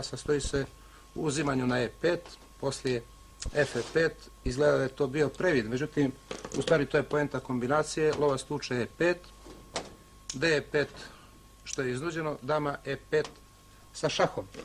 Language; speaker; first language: Bosnian; native; Bosnian